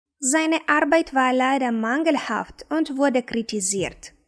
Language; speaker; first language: German; non-native, fluent; Ukrainian